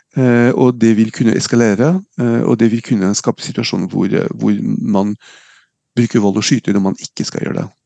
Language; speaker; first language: Norwegian; non-native, fluent; French